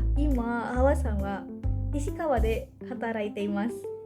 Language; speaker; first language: Japanese; non-native, learner; Indonesian